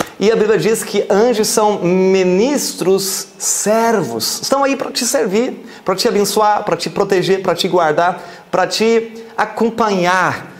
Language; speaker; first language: Portuguese; non-native, fluent; German